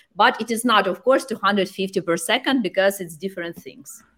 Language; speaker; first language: English; non-native, fluent; Ukrainian